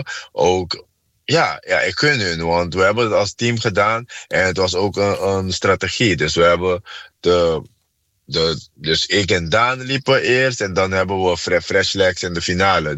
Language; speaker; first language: Dutch; non-native, fluent; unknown